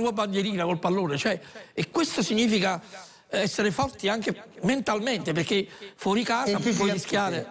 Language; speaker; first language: Italian; native; Italian